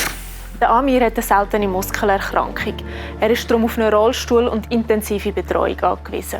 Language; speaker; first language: German; native; German